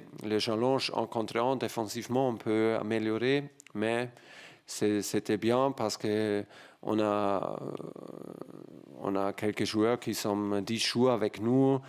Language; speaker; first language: French; non-native, learner; German